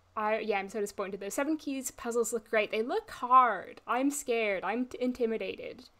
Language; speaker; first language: English; native; English